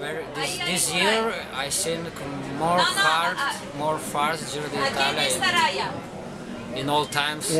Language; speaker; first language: English; non-native, learner; Ukrainian